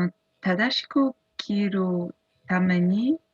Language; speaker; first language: Japanese; non-native, learner; English